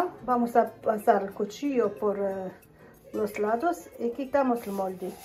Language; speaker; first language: Spanish; non-native, fluent; Arabic